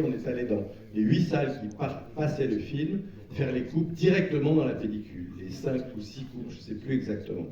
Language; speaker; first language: French; native; French